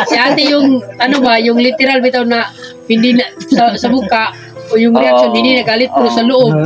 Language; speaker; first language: Filipino; non-native, local second language; Cebuano